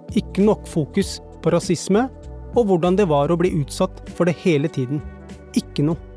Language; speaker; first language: Norwegian; early bilingual, other home language; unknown